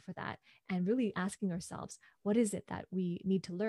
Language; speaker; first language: English; non-native, local second language; Cantonese